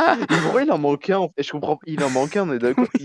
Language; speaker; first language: French; native; French